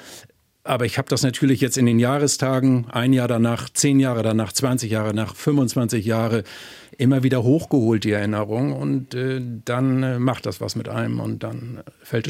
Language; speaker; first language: German; native; German